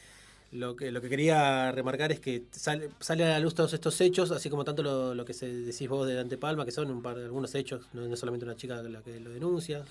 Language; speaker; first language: Spanish; native; Spanish